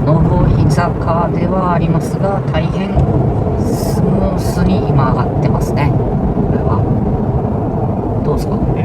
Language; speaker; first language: Japanese; native; Japanese